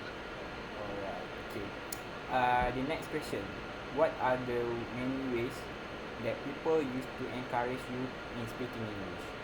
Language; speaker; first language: English; non-native, local second language; Malay